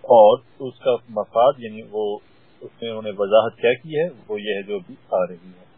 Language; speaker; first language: Urdu; native; Urdu